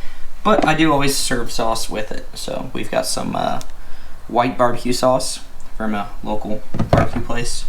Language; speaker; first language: English; native; English